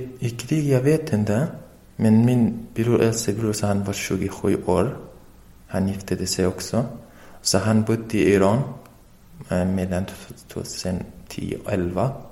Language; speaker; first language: Swedish; non-native, learner; Persian